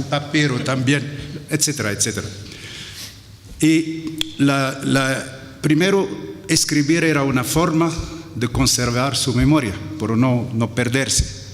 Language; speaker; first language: Spanish; non-native, fluent; Arabic